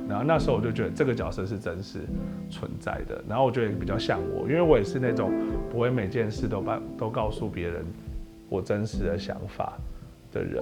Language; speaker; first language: Chinese; native; Chinese